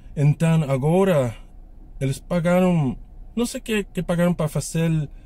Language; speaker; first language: Portuguese; non-native, learner; English